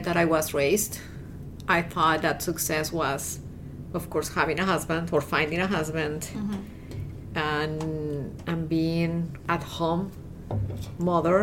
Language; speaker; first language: English; non-native, fluent; Spanish